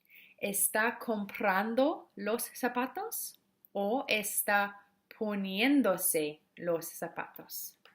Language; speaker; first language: Spanish; non-native, fluent; English